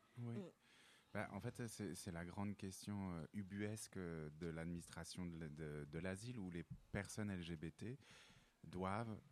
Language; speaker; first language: French; native; French